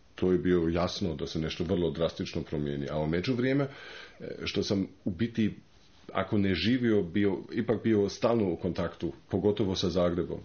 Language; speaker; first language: Croatian; non-native, fluent; German